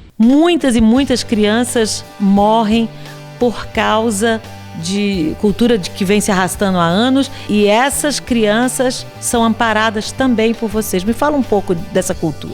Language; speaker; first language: Portuguese; native; Portuguese